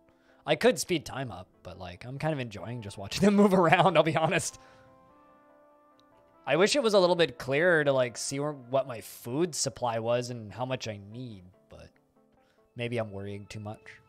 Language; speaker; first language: English; native; English